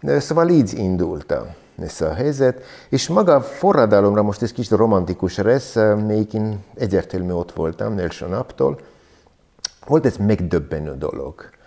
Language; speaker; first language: Hungarian; non-native, learner; Armenian